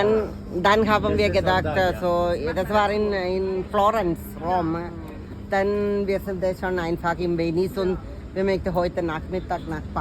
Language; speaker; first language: German; non-native, learner; Malayalam